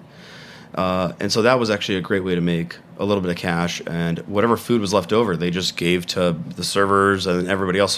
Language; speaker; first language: English; native; English